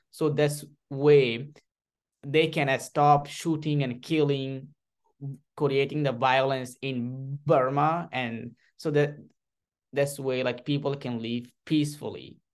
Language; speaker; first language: English; non-native, learner; Rohingya